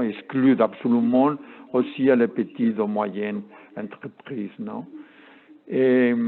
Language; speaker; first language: French; non-native, learner; Spanish